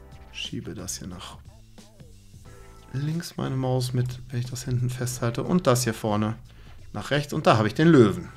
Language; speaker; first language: German; native; German